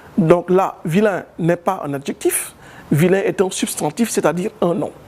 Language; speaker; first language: French; non-native, local second language; Wolof